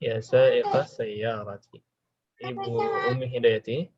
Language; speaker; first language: Arabic; non-native, fluent; Indonesian